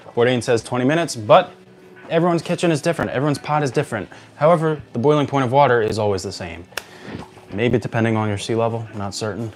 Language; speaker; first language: English; native; English